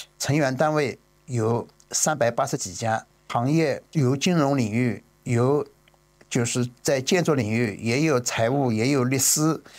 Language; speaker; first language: Chinese; native; Chinese